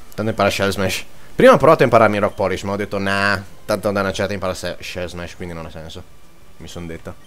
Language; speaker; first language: Italian; native; Italian